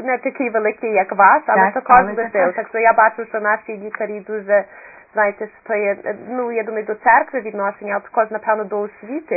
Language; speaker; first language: Ukrainian; early bilingual, heritage; Ukrainian